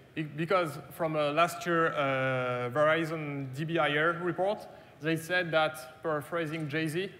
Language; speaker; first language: English; non-native, fluent; German